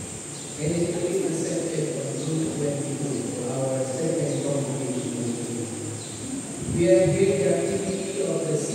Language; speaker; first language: English; non-native, local second language; Filipino